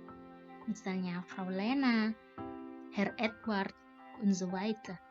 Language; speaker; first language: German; non-native, learner; Indonesian